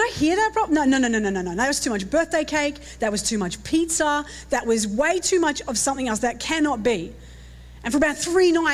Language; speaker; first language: English; native; English